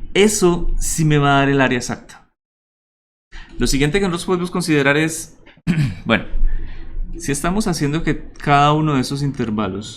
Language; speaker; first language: Spanish; native; Spanish